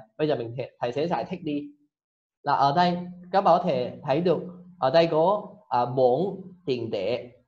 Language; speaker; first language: Vietnamese; non-native, fluent; Cantonese